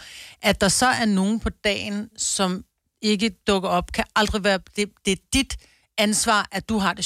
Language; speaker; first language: Danish; native; Danish